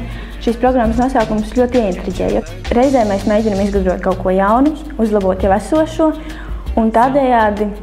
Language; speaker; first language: Latvian; native; Latvian